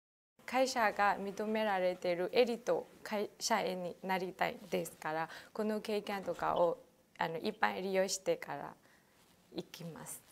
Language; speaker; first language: Japanese; non-native, learner; Burmese